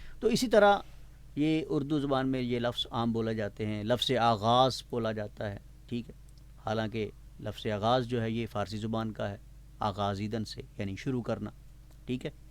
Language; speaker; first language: Urdu; non-native, local second language; Punjabi